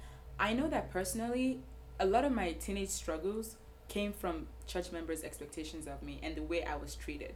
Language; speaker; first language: English; non-native, local second language; Yoruba